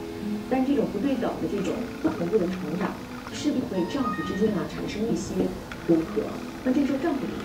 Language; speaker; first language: Chinese; native; Chinese